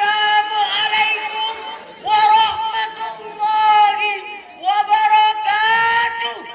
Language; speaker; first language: Arabic; non-native, learner; Indonesian